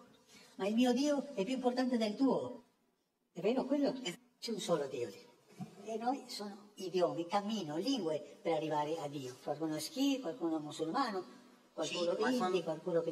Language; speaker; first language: Italian; non-native, fluent; Spanish